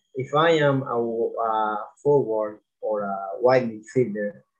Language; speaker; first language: English; non-native, fluent; Spanish